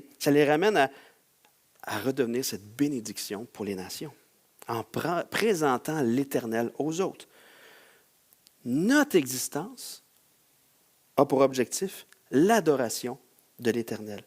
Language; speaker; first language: French; native; French